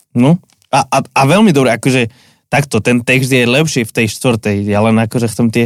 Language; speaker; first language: Slovak; non-native, fluent; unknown